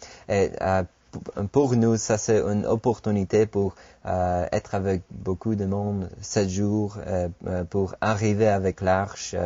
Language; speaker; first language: French; non-native, fluent; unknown